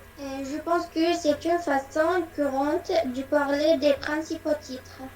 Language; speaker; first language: French; non-native, learner; Arabic